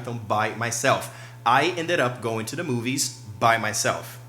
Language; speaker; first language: English; non-native, fluent; Portuguese